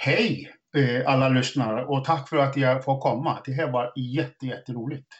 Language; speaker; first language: Swedish; non-native, fluent; Icelandic